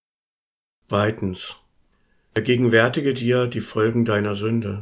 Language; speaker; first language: German; native; German